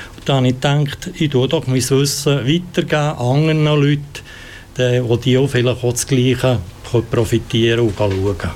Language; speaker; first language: German; non-native, fluent; Italian